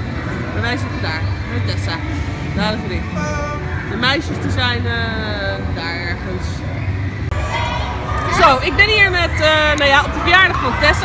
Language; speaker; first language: Dutch; native; Dutch